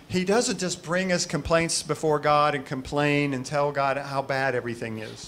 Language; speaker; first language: English; native; English